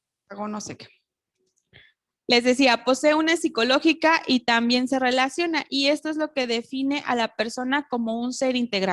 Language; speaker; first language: Spanish; native; Spanish